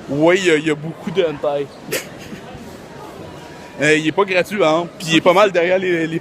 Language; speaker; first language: French; native; French